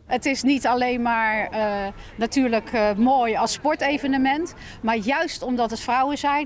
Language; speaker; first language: Dutch; native; Dutch